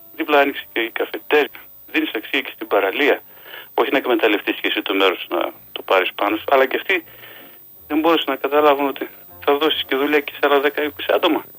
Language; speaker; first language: Greek; native; Greek